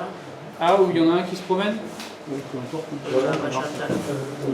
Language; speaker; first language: French; native; French